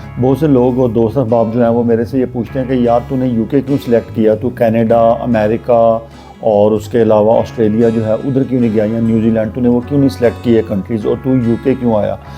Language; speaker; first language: Urdu; non-native, local second language; Punjabi